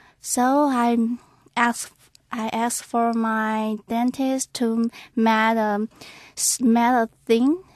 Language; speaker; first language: English; non-native, learner; Chinese